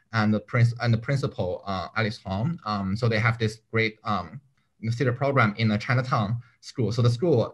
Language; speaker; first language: English; non-native, fluent; Chinese